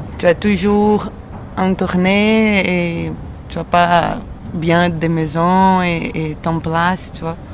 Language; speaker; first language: French; non-native, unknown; Portuguese